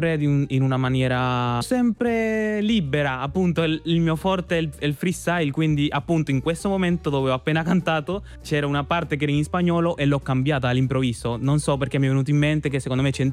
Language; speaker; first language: Italian; non-native, fluent; Spanish